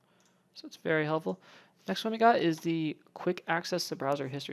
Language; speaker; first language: English; native; English